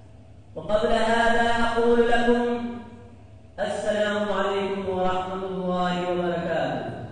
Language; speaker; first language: Arabic; non-native, fluent; Urdu